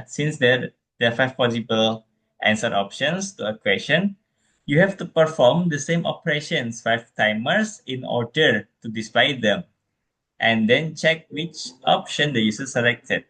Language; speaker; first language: English; non-native, fluent; Indonesian